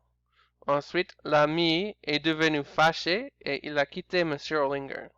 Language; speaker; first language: French; non-native, learner; English